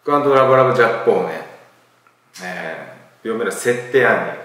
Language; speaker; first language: Italian; non-native, learner; Japanese